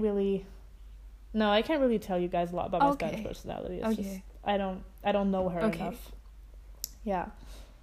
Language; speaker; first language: English; non-native, fluent; German